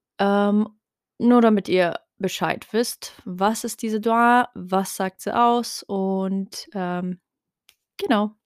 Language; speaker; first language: German; early bilingual, other home language; Riffian